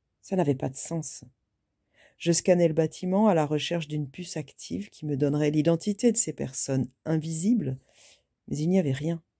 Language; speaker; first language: French; native; French